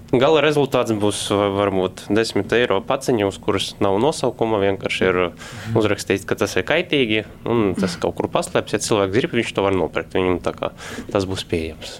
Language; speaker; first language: Latvian; non-native, local second language; Russian